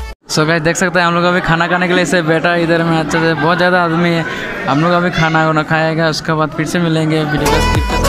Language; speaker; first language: Hindi; non-native, local second language; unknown